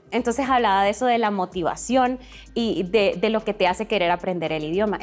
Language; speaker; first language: Spanish; early bilingual, other home language; Portuguese